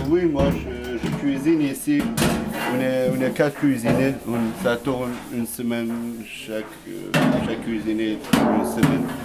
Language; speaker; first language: French; non-native, learner; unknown